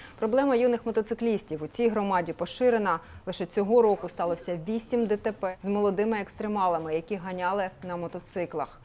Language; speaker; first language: Ukrainian; native; Ukrainian